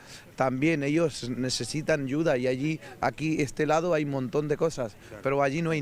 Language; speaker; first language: Spanish; non-native, learner; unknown